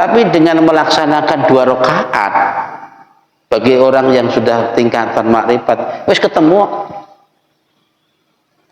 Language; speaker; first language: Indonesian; non-native, local second language; Javanese